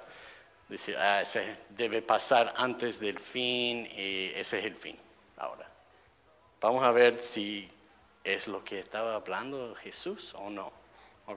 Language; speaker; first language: Spanish; non-native, fluent; English